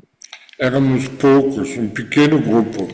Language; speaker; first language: Portuguese; non-native, fluent; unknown